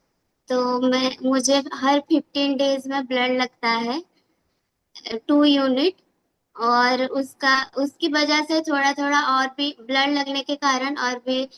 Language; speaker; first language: Hindi; non-native, local second language; Odia